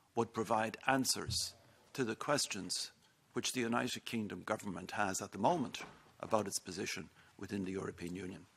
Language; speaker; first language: English; native; English